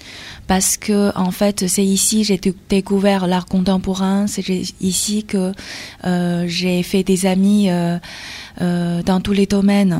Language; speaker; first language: French; non-native, fluent; Chinese